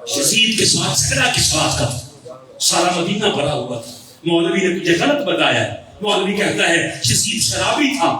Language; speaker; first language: Urdu; non-native, local second language; Punjabi